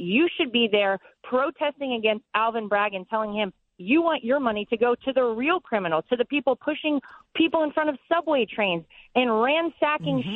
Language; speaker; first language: English; native; English